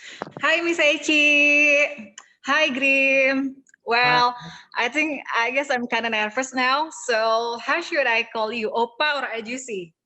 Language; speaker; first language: English; non-native, learner; Indonesian